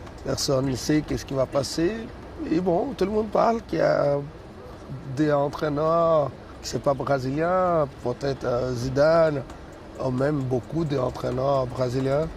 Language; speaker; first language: French; non-native, learner; Portuguese